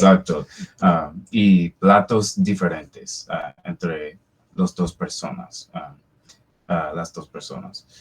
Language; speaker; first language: Spanish; non-native, fluent; English